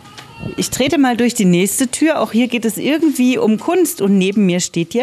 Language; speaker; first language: German; native; German